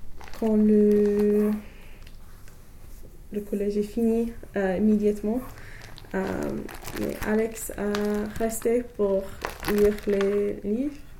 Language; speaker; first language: French; non-native, learner; English